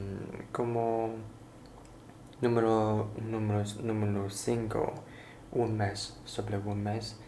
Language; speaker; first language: Spanish; non-native, learner; Chinese